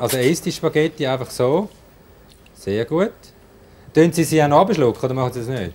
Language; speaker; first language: German; native; German